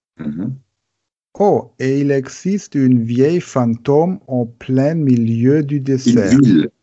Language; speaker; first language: French; non-native, learner; German